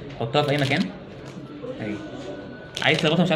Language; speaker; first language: Arabic; native; Arabic